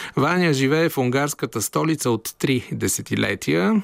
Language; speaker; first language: Bulgarian; native; Bulgarian